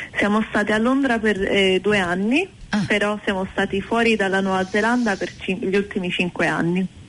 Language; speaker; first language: Italian; early bilingual, heritage; Italian